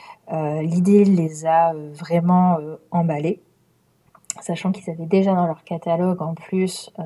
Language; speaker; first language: French; native; French